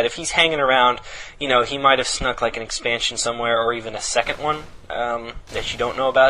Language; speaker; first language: English; native; English